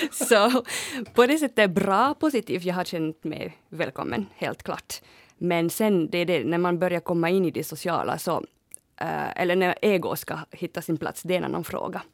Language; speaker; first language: Swedish; non-native, fluent; French